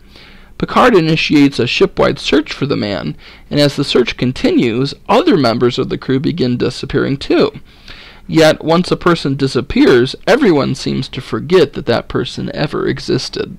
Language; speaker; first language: English; native; English